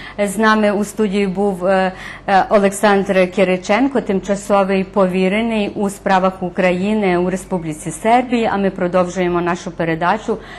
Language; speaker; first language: Ukrainian; early bilingual, heritage; Ukrainian